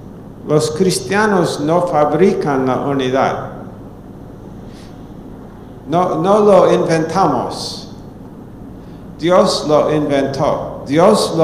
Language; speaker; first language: Spanish; non-native, fluent; English